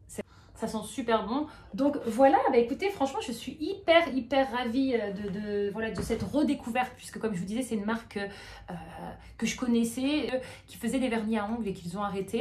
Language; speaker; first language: French; native; French